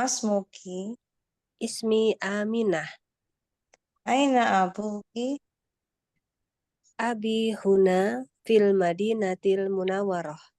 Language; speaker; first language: Arabic; non-native, learner; Indonesian